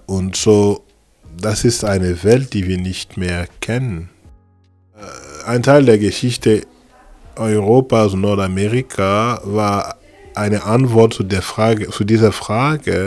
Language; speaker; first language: German; non-native, fluent; French